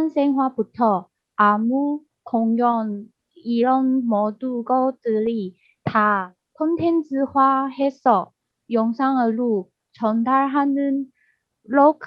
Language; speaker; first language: Korean; non-native, learner; Chinese